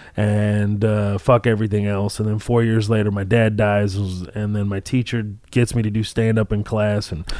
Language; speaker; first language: English; early bilingual, other home language; Arabic